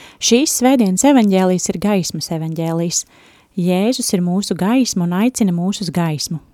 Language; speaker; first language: Latvian; native; Latvian